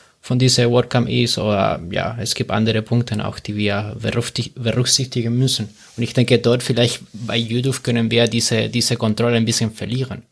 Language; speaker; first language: German; non-native, learner; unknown